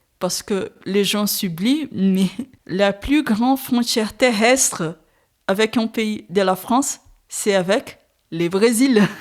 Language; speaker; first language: French; non-native, fluent; Portuguese